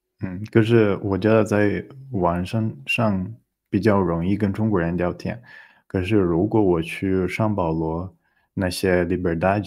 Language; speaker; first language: Chinese; non-native, learner; Portuguese